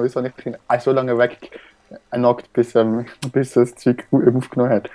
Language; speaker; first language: German; native; German